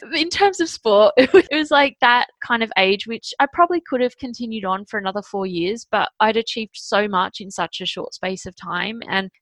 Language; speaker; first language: English; native; English